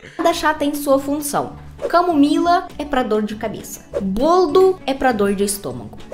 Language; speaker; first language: Portuguese; non-native, fluent; Russian